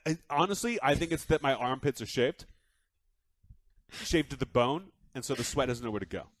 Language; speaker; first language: English; native; English